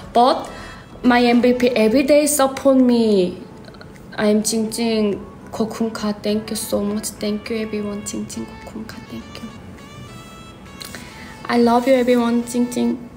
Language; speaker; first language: English; non-native, learner; Korean